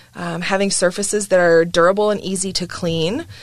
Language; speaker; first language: English; native; English